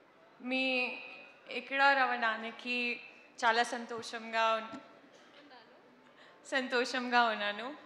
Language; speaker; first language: Telugu; non-native, learner; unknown